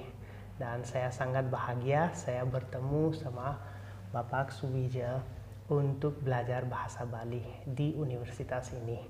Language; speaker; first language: Indonesian; non-native, fluent; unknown